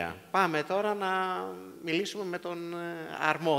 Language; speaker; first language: Greek; native; Greek